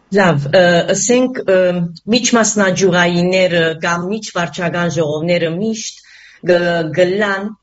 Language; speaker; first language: Armenian; early bilingual, heritage; Armenian